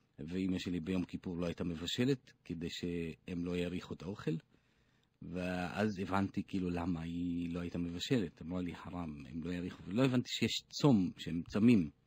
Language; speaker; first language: Hebrew; non-native, local second language; Arabic